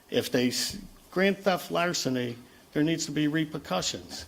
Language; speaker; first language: English; native; English